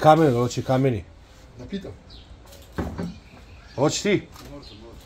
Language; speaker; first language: Croatian; native; Croatian